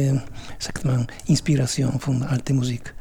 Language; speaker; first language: German; non-native, fluent; Italian